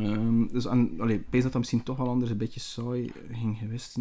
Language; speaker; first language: Dutch; native; Dutch